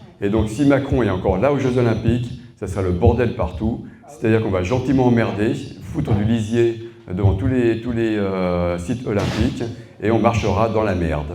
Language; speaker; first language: French; native; French